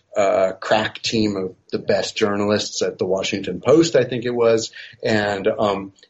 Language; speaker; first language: English; native; English